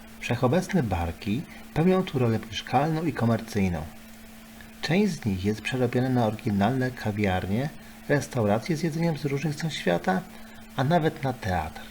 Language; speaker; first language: Polish; native; Polish